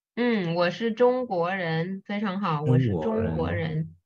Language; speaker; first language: Chinese; non-native, fluent; Vietnamese